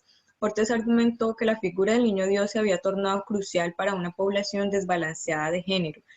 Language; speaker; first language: Spanish; native; Spanish